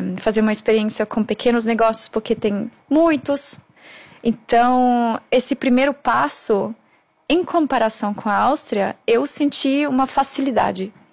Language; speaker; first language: Portuguese; non-native, fluent; German